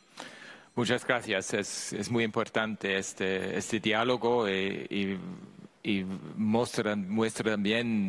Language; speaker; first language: Spanish; non-native, fluent; German